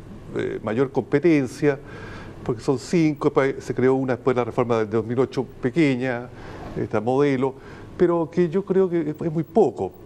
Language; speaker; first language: Spanish; native; Spanish